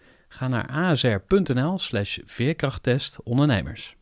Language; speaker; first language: Dutch; native; Dutch